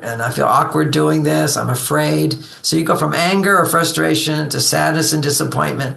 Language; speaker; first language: English; native; English